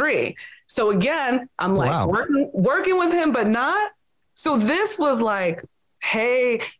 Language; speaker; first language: English; native; English